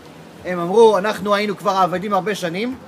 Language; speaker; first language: Hebrew; early bilingual, heritage; English